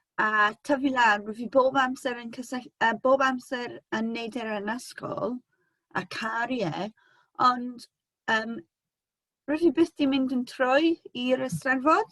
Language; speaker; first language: Welsh; non-native, local second language; English